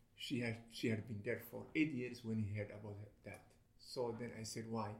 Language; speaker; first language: English; non-native, fluent; Somali